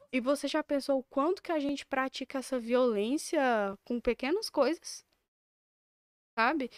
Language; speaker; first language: Portuguese; native; Portuguese